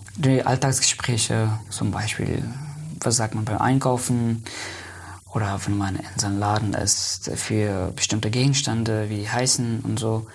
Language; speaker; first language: German; non-native, fluent; Persian